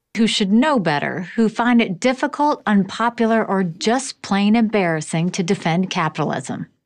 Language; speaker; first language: English; native; English